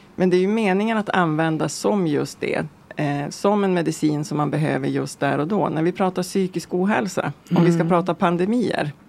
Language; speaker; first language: Swedish; native; Swedish